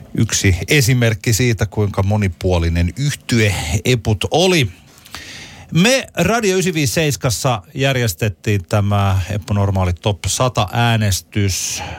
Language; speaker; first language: Finnish; native; Finnish